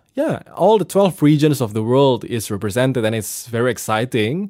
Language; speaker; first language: English; non-native, fluent; Indonesian